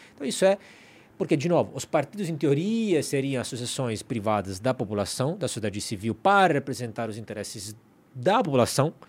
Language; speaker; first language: Portuguese; non-native, fluent; Italian